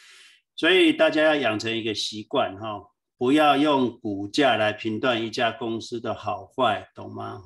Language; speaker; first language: Chinese; native; Chinese